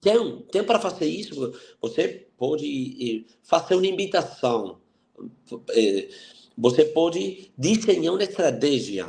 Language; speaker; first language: Portuguese; non-native, fluent; Spanish